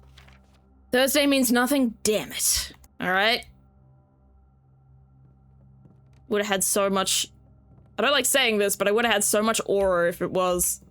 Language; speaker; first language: English; native; English